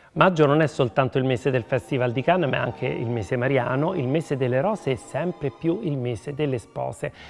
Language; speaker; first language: Italian; native; Italian